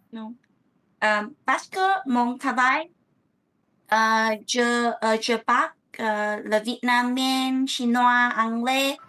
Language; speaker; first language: French; non-native, learner; Vietnamese